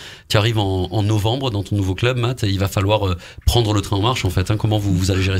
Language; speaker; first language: French; native; French